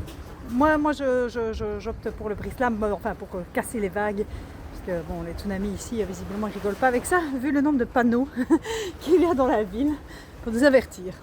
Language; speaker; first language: French; native; French